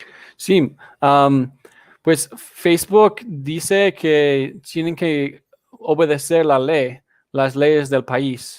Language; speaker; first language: Spanish; non-native, fluent; English